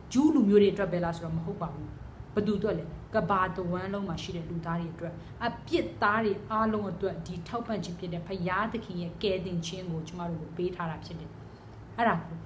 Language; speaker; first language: Burmese; non-native, local second language; Tedim Chin